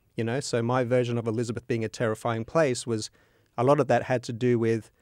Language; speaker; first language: English; native; English